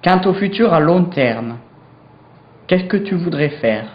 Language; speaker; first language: French; non-native, learner; English